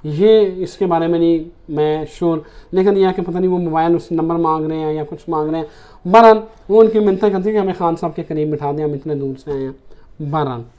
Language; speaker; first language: Urdu; native; Urdu